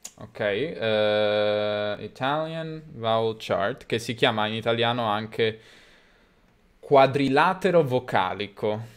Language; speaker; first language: Italian; native; Italian